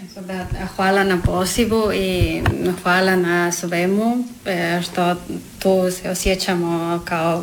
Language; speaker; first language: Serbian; non-native, learner; Spanish